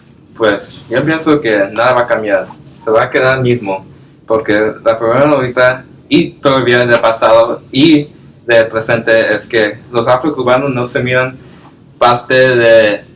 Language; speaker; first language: Spanish; non-native, learner; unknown